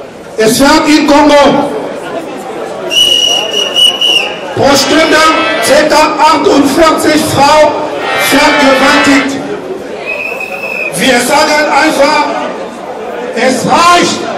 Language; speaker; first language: German; non-native, learner; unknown